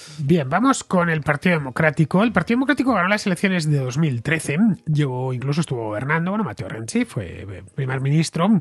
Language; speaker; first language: Spanish; native; Spanish